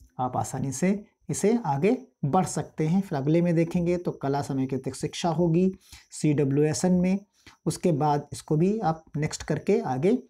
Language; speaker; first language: Hindi; native; Hindi